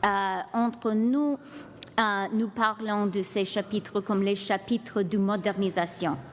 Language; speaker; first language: French; non-native, local second language; English